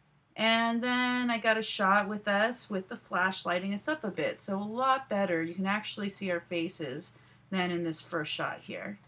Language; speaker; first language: English; native; English